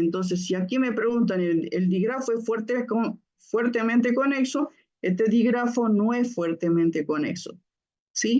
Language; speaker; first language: Spanish; native; Spanish